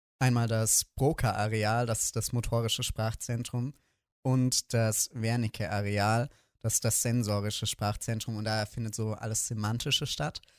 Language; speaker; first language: German; native; German